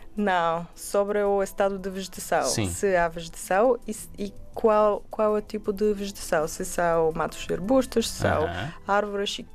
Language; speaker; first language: Portuguese; non-native, learner; Bulgarian